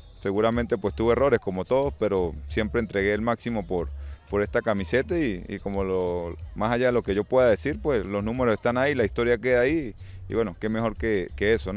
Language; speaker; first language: Spanish; native; Spanish